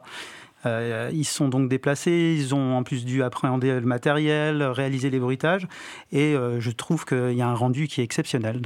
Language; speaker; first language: French; native; French